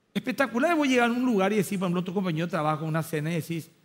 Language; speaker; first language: Spanish; native; Spanish